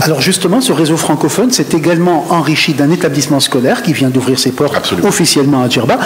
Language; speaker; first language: French; non-native, local second language; Arabic